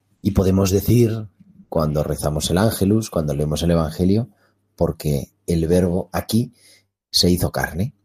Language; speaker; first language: Spanish; native; Spanish